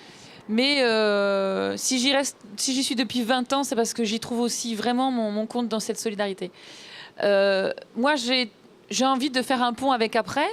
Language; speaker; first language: French; native; French